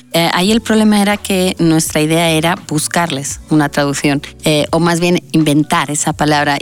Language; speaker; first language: Spanish; native; Spanish